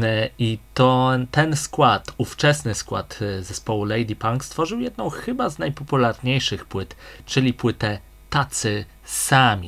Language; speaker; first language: Polish; native; Polish